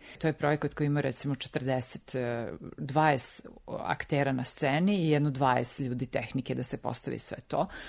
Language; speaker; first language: Serbian; native; Serbian